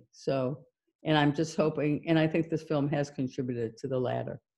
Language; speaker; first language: English; native; English